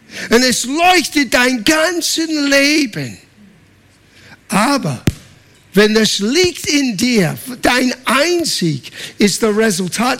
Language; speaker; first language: German; non-native, fluent; English